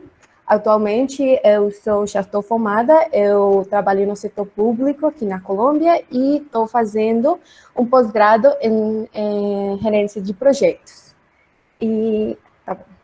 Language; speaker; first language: Portuguese; non-native, learner; Spanish